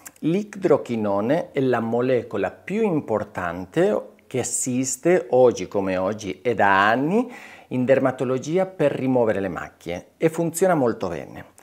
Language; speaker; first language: Italian; non-native, fluent; Spanish